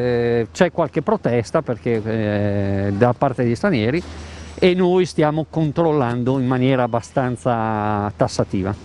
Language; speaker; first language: Italian; native; Italian